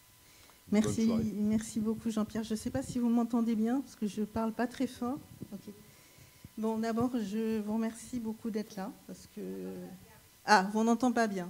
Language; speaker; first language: French; native; French